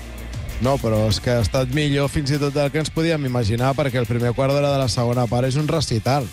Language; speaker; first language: Catalan; native; Catalan